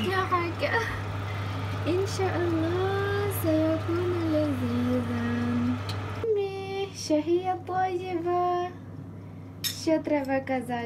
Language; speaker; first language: Arabic; non-native, fluent; Ukrainian